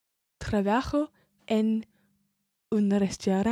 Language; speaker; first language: Spanish; non-native, learner; English